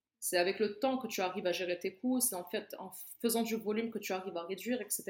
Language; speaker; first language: French; non-native, local second language; Arabic